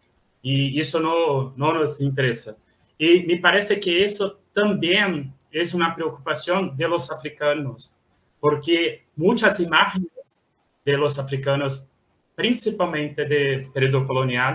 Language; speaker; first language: Spanish; non-native, fluent; Portuguese